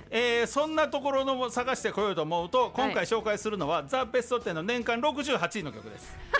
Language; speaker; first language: Japanese; native; Japanese